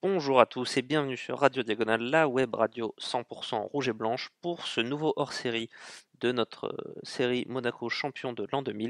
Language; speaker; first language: French; native; French